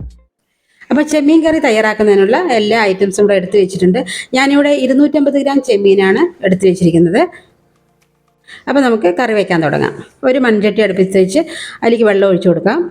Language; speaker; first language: Malayalam; native; Malayalam